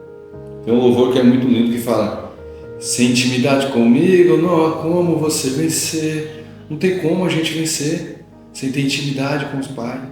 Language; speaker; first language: Portuguese; native; Portuguese